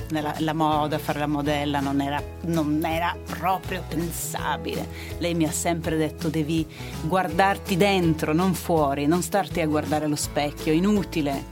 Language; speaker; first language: Italian; non-native, fluent; Swedish